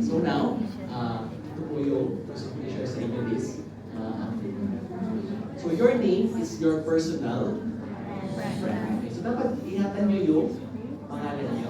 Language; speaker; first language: Filipino; native; Filipino